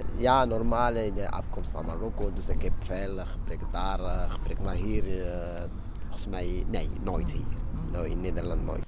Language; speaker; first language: Dutch; non-native, learner; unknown